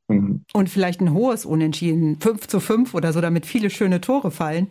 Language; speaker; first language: German; native; German